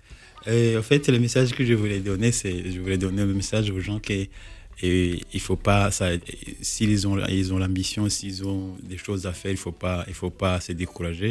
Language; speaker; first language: French; non-native, local second language; Kinyarwanda